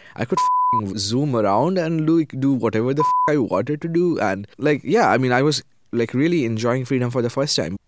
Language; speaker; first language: English; non-native, fluent; Japanese